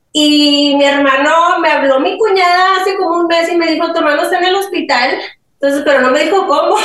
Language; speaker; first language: Spanish; early bilingual, heritage; Spanish